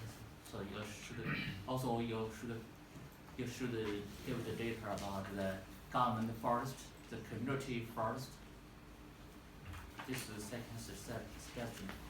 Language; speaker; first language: English; non-native, fluent; Chinese